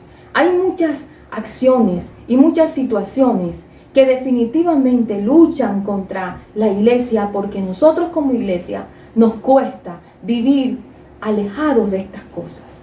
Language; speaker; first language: Spanish; native; Spanish